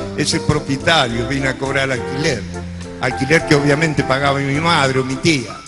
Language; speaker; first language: Spanish; native; Spanish